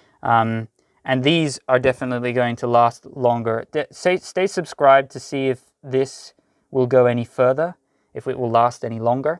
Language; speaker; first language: English; native; English